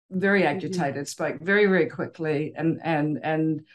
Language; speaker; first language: English; native; English